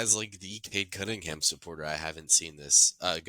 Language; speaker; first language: English; native; English